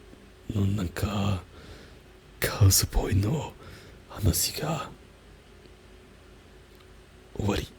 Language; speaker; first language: Japanese; non-native, learner; German